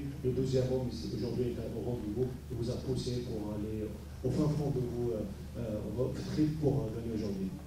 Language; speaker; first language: French; native; French